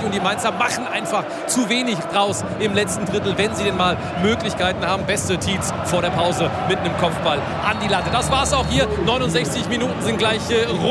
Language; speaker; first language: German; native; German